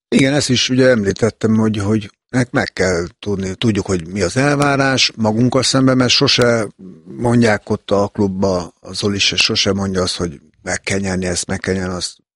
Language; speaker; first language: Hungarian; native; Hungarian